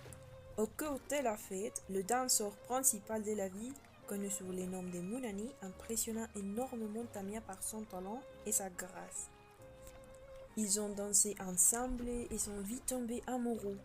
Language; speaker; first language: French; non-native, learner; Spanish